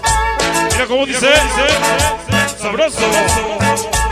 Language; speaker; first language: Spanish; native; Spanish